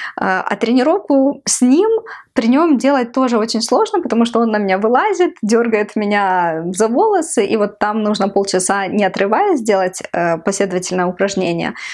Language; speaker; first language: Russian; non-native, local second language; Ukrainian